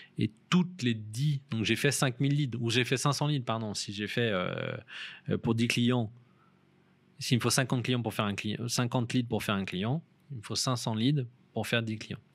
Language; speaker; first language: French; native; French